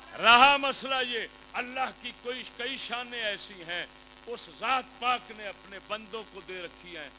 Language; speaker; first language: Urdu; non-native, local second language; Punjabi